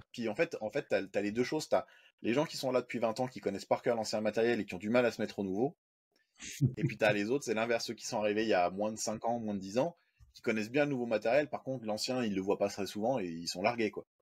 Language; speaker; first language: French; native; French